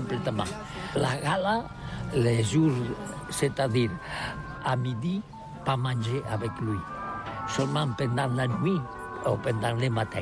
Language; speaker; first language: French; non-native, learner; Catalan